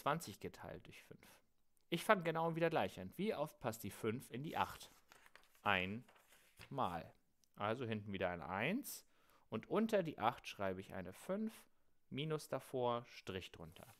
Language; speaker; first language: German; native; German